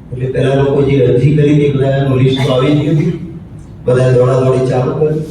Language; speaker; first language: Gujarati; native; Gujarati